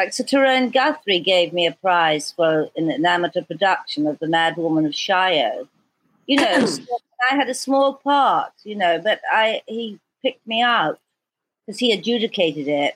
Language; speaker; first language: English; native; English